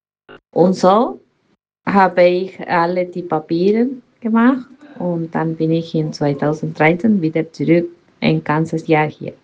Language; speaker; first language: German; non-native, learner; Spanish